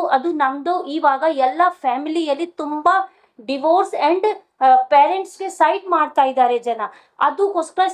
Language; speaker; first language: Kannada; non-native, local second language; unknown